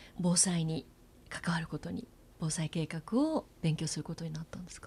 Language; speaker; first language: Japanese; native; Japanese